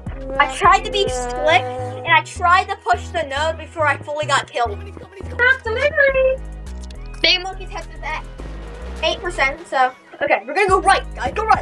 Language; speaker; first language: English; native; English